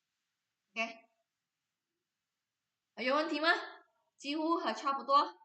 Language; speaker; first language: Chinese; non-native, fluent; Indonesian